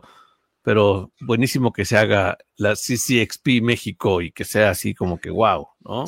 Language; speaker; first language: Spanish; native; Spanish